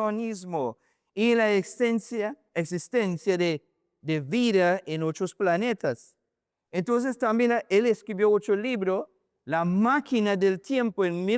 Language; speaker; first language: Spanish; non-native, learner; English